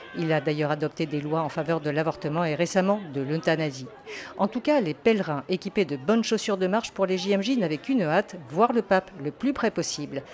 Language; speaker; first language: French; native; French